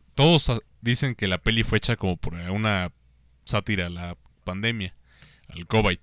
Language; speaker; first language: Spanish; native; Spanish